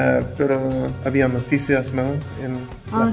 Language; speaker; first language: Spanish; non-native, learner; English